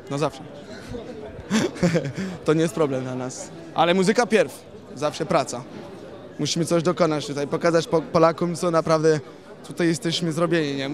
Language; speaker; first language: Polish; non-native, fluent; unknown